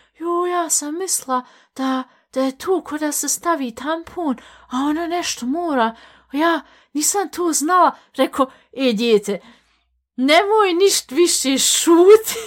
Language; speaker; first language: Bosnian; early bilingual, heritage; Bosnian